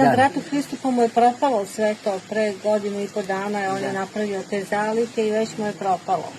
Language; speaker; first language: Bosnian; native; Bosnian